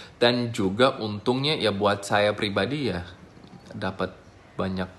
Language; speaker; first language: Indonesian; non-native, fluent; English